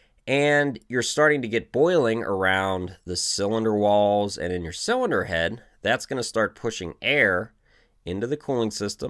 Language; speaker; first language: English; native; English